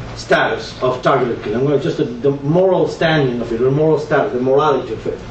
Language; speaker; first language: English; non-native, fluent; Spanish